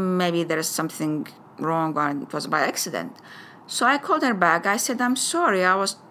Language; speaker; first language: English; non-native, fluent; Arabic